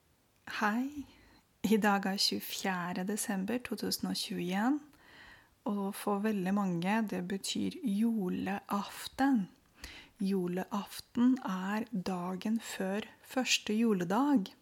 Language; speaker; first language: Norwegian; non-native, fluent; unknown